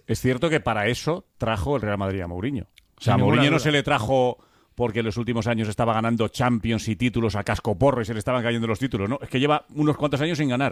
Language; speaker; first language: Spanish; native; Spanish